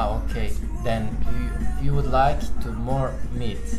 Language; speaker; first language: English; non-native, fluent; Uzbek